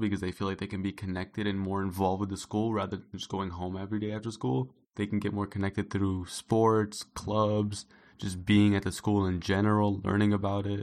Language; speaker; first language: English; native; English